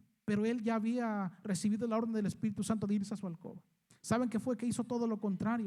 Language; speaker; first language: Spanish; native; Spanish